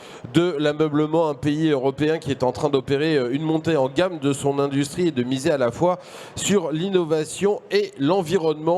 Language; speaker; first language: French; native; French